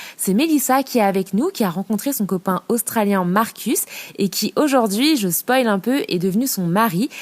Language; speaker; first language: French; native; French